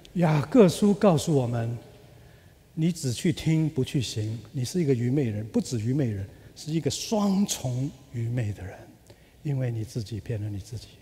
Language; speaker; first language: Chinese; early bilingual, other home language; Cantonese